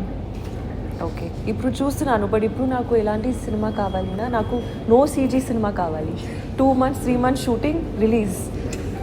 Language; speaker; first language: Telugu; non-native, learner; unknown